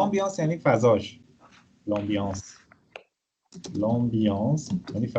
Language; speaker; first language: French; non-native, fluent; Persian